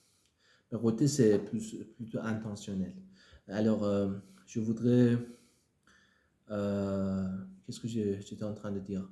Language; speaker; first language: French; non-native, fluent; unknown